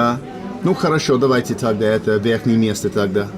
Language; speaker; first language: Russian; non-native, learner; English